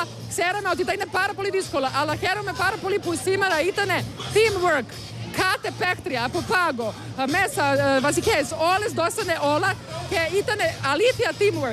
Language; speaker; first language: Greek; non-native, fluent; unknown